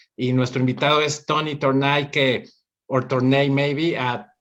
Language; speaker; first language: English; non-native, fluent; Spanish